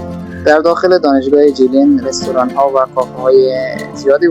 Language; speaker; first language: Persian; native; Persian